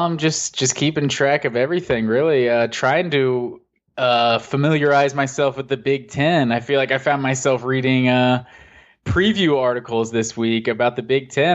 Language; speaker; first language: English; native; English